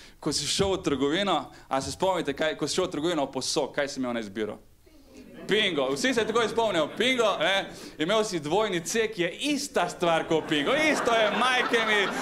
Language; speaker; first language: Slovenian; early bilingual, other home language; Serbian